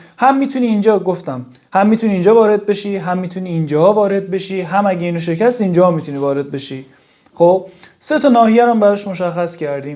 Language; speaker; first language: Persian; native; Persian